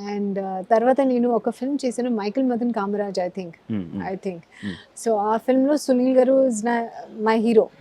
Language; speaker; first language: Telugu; non-native, local second language; Hindi